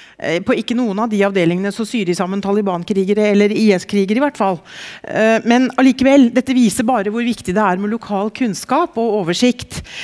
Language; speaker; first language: Norwegian; native; Norwegian